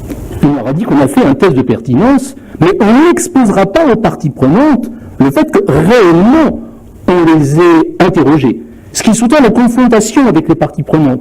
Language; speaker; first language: French; native; French